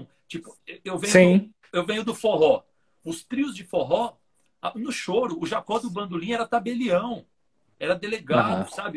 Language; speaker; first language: Portuguese; native; Portuguese